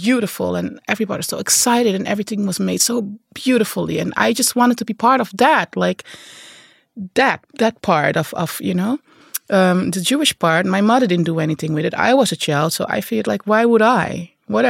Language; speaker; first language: English; non-native, fluent; Dutch